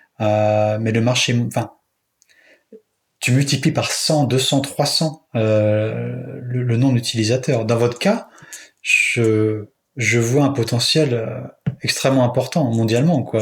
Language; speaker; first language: French; native; French